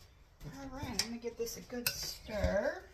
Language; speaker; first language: English; native; English